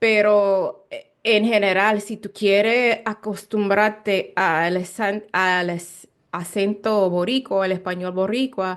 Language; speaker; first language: Spanish; non-native, learner; English